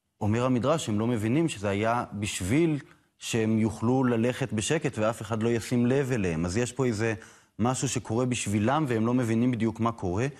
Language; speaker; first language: Hebrew; native; Hebrew